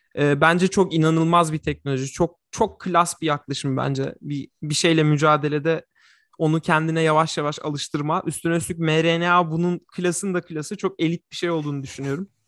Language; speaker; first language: Turkish; native; Turkish